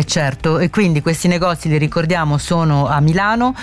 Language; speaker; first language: Italian; native; Italian